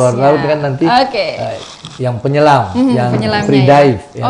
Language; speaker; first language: Indonesian; native; Indonesian